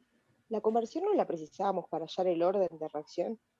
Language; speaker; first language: Spanish; native; Spanish